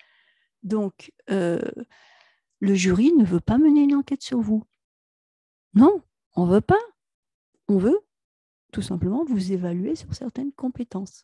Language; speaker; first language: French; native; French